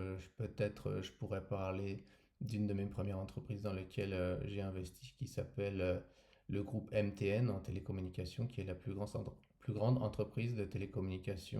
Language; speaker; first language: French; native; French